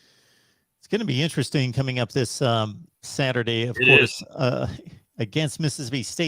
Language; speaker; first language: English; native; English